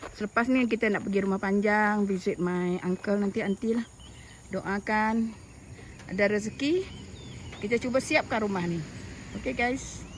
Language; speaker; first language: Malay; non-native, local second language; Iban